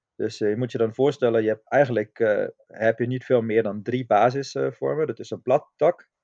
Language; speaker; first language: Dutch; non-native, fluent; German